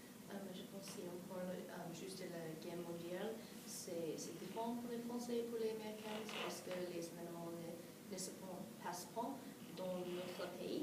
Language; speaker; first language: French; non-native, fluent; English